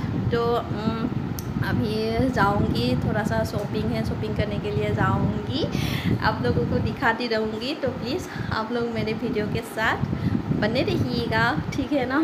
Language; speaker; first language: Hindi; non-native, local second language; Assamese